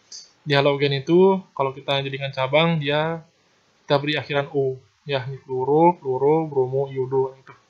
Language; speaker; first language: Indonesian; native; Indonesian